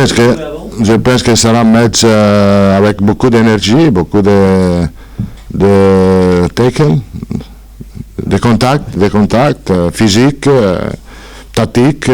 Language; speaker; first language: French; non-native, fluent; Italian